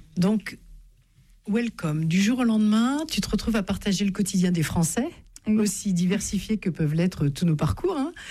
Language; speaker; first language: French; native; French